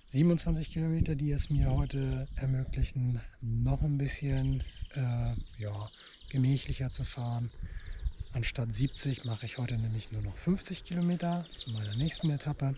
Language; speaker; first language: German; native; German